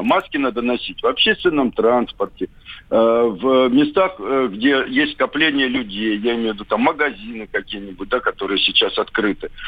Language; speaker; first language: Russian; native; Russian